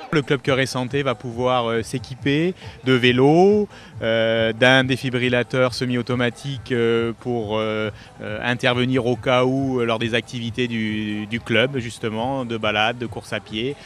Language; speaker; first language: French; native; French